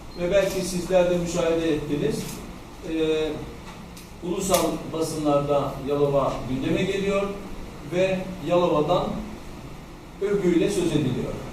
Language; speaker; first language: Turkish; native; Turkish